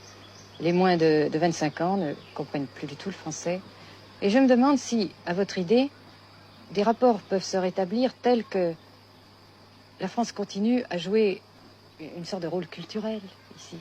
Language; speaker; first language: French; native; French